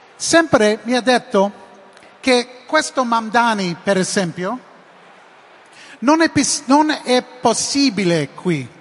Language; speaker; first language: Italian; non-native, learner; English